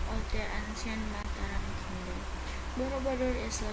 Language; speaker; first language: English; non-native, learner; Indonesian